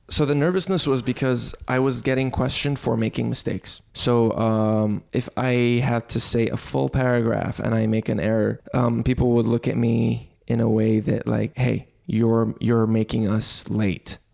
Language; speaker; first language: English; early bilingual, other home language; Arabic